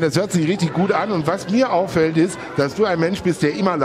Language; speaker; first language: German; native; German